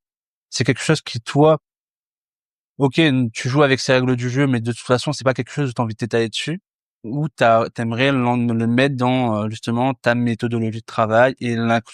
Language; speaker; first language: French; native; French